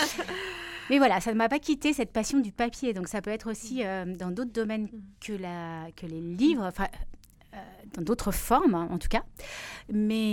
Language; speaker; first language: French; native; French